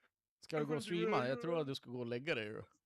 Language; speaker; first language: Swedish; native; Swedish